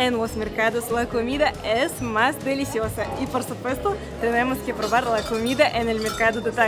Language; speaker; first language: Spanish; non-native, fluent; Russian